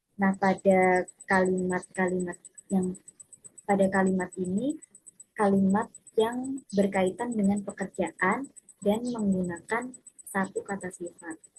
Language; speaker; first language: Indonesian; native; Indonesian